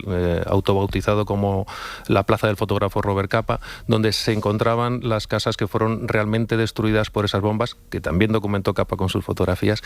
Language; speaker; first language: Spanish; native; Spanish